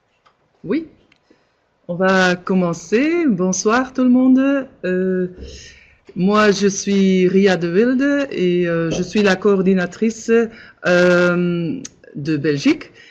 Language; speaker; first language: French; non-native, local second language; Dutch